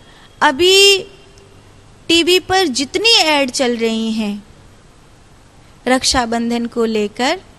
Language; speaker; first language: Hindi; native; Hindi